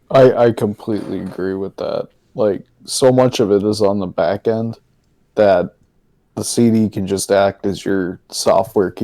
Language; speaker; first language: English; native; English